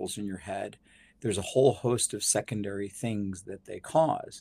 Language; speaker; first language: English; native; English